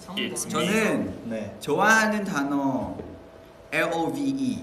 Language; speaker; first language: Korean; non-native, fluent; Vietnamese